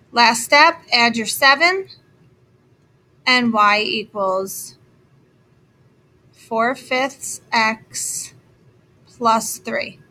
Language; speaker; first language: English; native; English